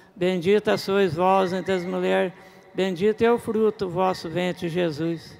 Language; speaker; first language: Portuguese; native; Portuguese